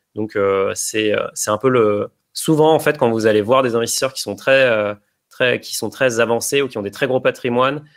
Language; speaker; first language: French; native; French